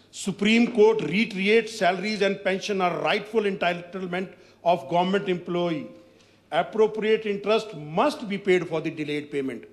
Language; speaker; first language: English; non-native, local second language; Hindi